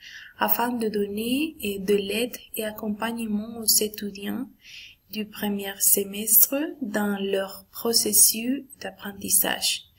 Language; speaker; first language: French; non-native, learner; Spanish